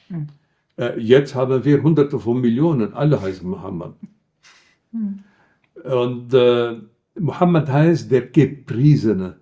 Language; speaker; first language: German; non-native, fluent; Arabic